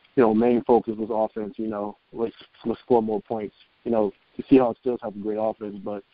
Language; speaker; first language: English; native; English